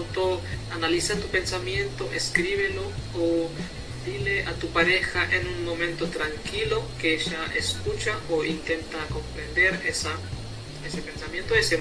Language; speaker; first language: Spanish; non-native, fluent; Hindi